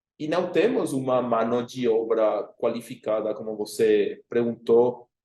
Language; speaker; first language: Portuguese; non-native, fluent; Spanish